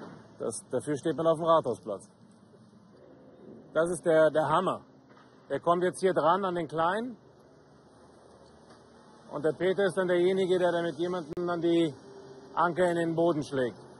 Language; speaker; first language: German; native; German